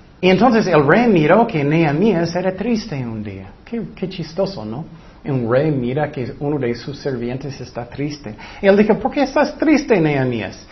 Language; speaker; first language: Spanish; non-native, fluent; English